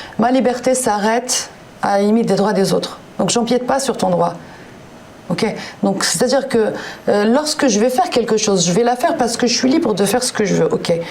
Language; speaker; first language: French; non-native, local second language; Arabic